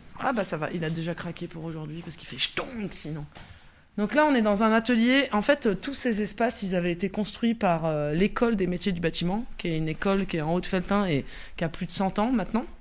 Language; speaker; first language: French; native; French